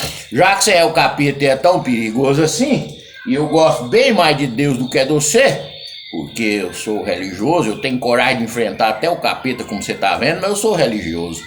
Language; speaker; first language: Portuguese; native; Portuguese